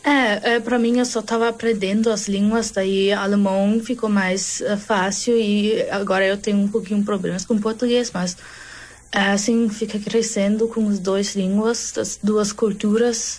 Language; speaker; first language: Portuguese; early bilingual, heritage; German